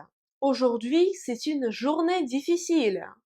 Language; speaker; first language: French; non-native, fluent; Russian